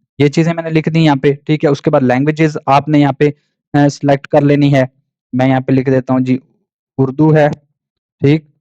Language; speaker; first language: Urdu; non-native, local second language; Punjabi